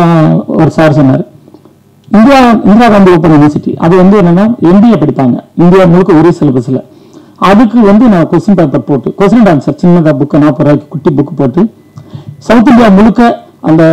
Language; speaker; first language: Tamil; native; Tamil